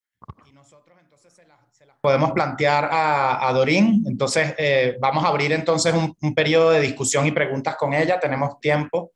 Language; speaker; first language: Spanish; native; Spanish